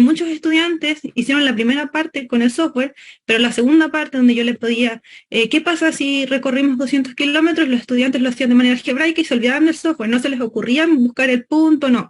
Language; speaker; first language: Spanish; native; Spanish